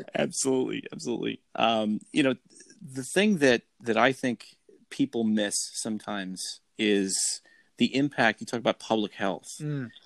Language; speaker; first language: English; native; English